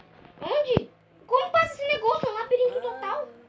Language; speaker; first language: Portuguese; native; Portuguese